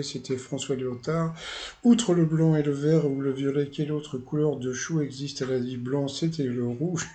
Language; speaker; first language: French; native; French